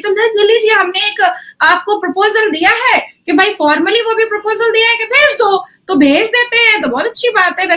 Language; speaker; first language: Hindi; native; Hindi